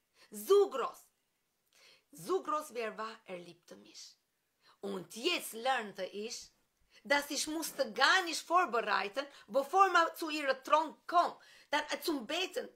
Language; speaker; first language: German; non-native, fluent; Albanian